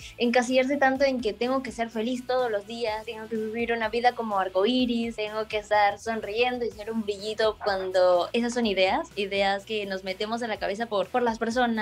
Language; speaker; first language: Spanish; native; Spanish